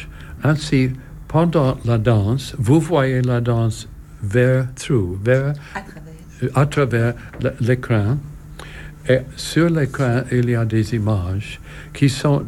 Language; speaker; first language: French; non-native, learner; English